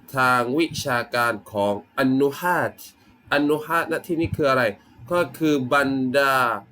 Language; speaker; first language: Thai; non-native, local second language; Malay